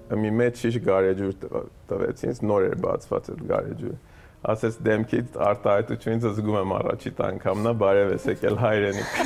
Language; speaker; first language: Armenian; early bilingual, heritage; Armenian